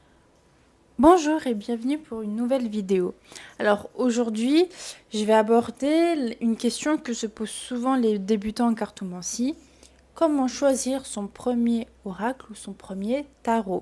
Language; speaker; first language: French; native; French